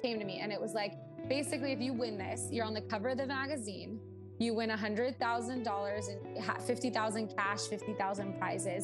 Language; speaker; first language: English; early bilingual, other home language; Portuguese